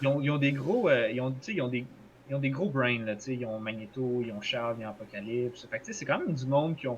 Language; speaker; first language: French; native; French